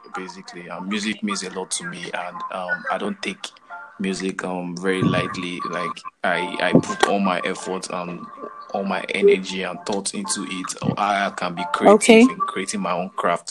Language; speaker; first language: English; non-native, local second language; Yoruba